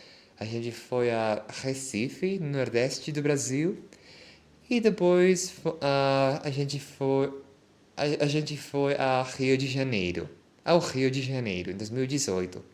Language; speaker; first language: Portuguese; non-native, fluent; Spanish